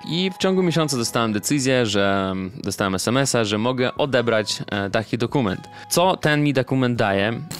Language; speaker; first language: Polish; non-native, fluent; Russian